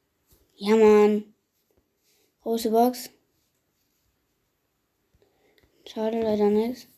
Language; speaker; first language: German; native; German